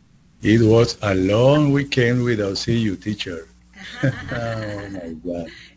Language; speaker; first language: English; non-native, learner; Spanish